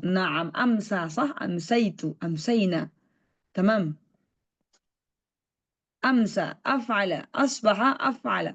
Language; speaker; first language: Arabic; non-native, fluent; Indonesian